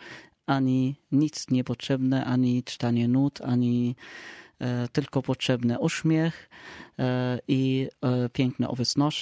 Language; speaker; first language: Polish; non-native, learner; Arabic